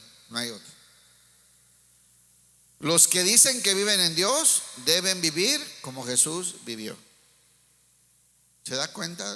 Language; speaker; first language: Spanish; native; Spanish